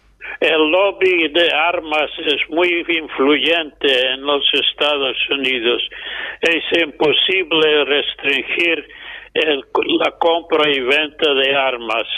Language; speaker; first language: Spanish; non-native, fluent; English